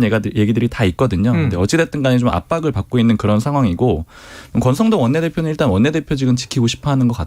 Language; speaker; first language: Korean; native; Korean